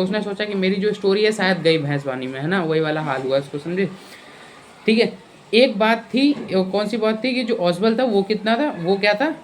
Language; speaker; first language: Hindi; native; Hindi